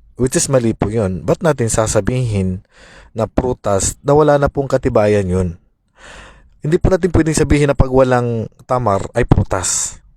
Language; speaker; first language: Filipino; non-native, local second language; Maranao